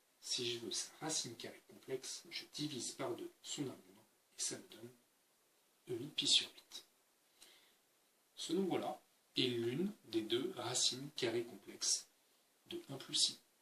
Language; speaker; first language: French; native; French